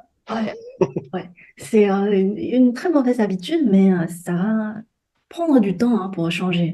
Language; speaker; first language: French; non-native, fluent; Chinese